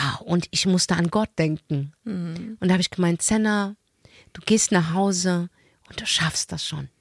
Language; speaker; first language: German; early bilingual, other home language; Arabic